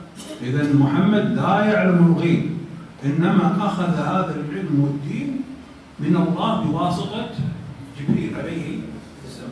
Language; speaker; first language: Arabic; native; Arabic